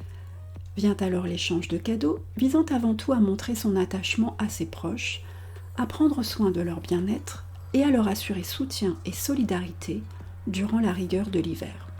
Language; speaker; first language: French; native; French